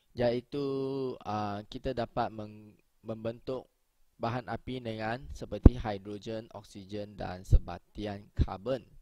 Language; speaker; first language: Malay; native; Malay